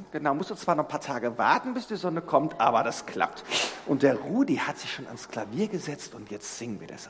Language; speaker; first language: German; native; German